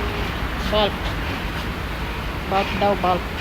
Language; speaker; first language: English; non-native, learner; Filipino